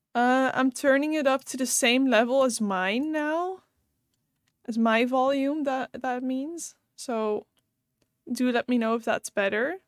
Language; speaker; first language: English; non-native, fluent; Dutch